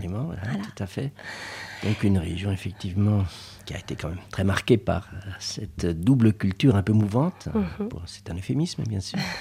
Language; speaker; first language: French; native; French